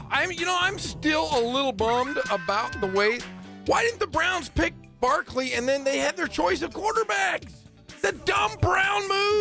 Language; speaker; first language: English; native; English